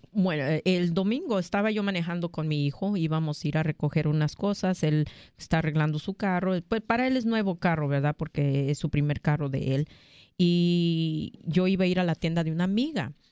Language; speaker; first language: Spanish; early bilingual, heritage; Spanish